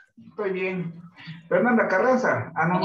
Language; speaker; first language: Spanish; native; Spanish